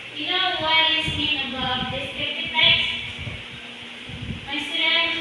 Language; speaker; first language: English; non-native, learner; Indonesian